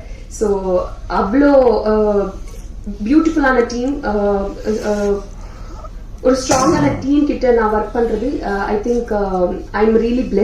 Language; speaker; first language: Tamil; non-native, learner; Telugu